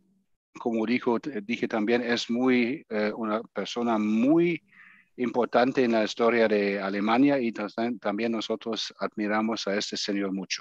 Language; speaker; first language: Spanish; non-native, fluent; German